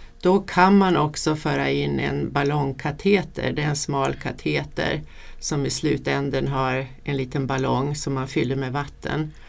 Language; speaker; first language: Swedish; native; Swedish